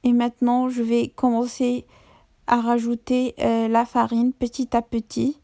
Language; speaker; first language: French; non-native, local second language; Arabic